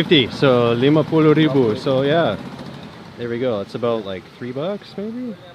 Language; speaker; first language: English; native; English